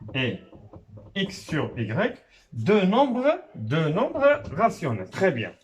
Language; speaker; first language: French; non-native, local second language; Arabic